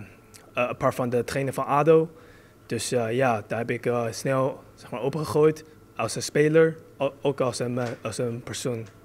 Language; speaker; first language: Dutch; early bilingual, other home language; Chinese